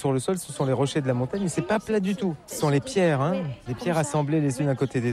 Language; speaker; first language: French; native; French